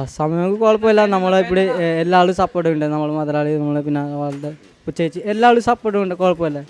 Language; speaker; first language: Malayalam; non-native, learner; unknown